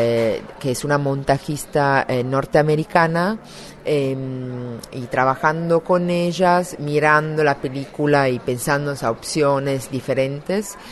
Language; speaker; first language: Spanish; non-native, fluent; Italian